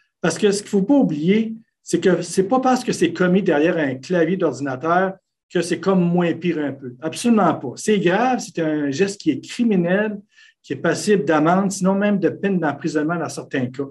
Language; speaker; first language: French; native; French